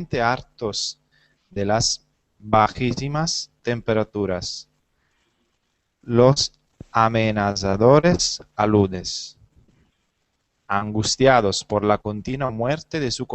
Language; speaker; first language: Spanish; non-native, learner; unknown